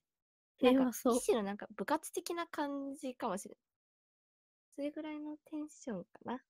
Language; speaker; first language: Japanese; native; Japanese